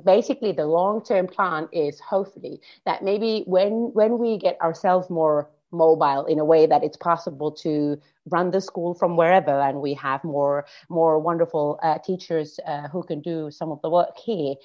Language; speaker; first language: English; non-native, fluent; Finnish